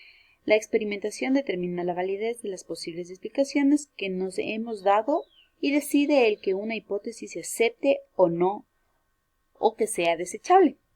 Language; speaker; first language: Spanish; native; Spanish